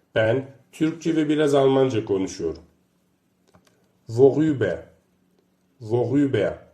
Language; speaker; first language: Turkish; native; Turkish